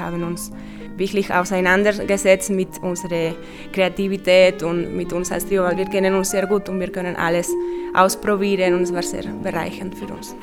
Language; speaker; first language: German; non-native, fluent; Spanish